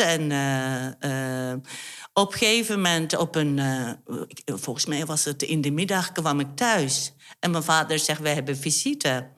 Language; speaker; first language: Dutch; non-native, fluent; Turkish